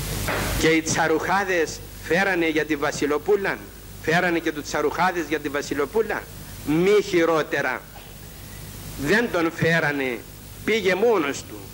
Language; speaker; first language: Greek; native; Greek